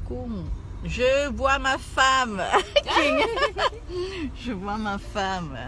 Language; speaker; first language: French; non-native, fluent; Thai